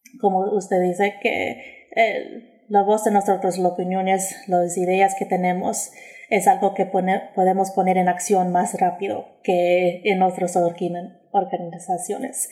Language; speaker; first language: Spanish; early bilingual, heritage; English